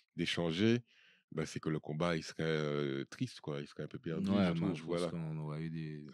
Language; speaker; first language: French; native; French